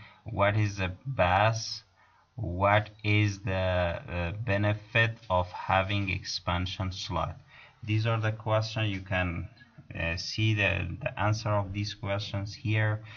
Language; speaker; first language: English; non-native, fluent; Persian